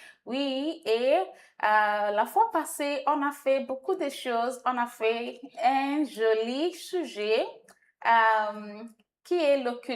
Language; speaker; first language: French; non-native, fluent; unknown